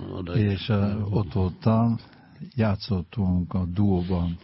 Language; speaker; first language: Hungarian; non-native, fluent; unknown